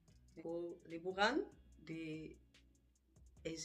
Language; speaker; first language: Indonesian; non-native, learner; Dutch